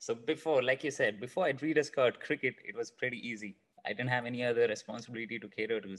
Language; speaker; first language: English; non-native, local second language; Kannada